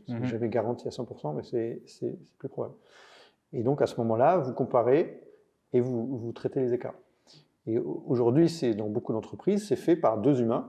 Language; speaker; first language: French; native; French